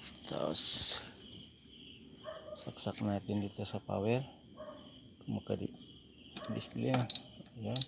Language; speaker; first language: Filipino; non-native, local second language; Cebuano